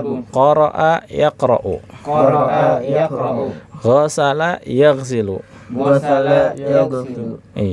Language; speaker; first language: Arabic; non-native, fluent; Indonesian